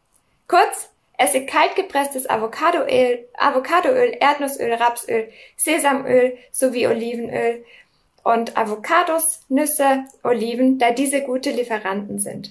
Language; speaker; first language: German; native; German